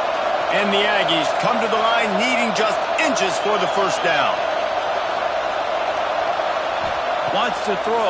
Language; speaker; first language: English; native; English